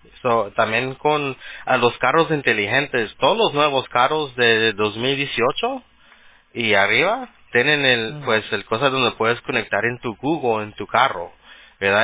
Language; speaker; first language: Spanish; early bilingual, heritage; Spanish